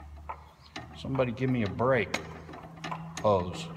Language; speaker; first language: English; native; English